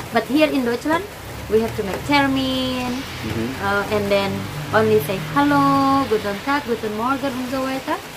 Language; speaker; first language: German; early bilingual, heritage; Indonesian